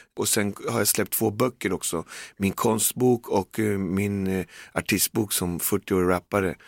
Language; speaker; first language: Swedish; native; Swedish